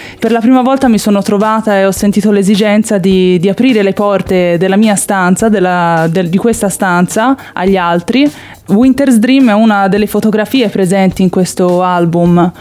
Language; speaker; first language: Italian; native; Italian